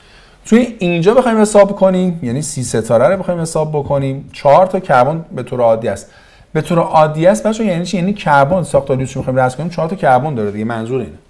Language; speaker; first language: Persian; native; Persian